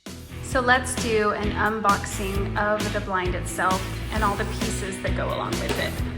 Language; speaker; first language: English; native; English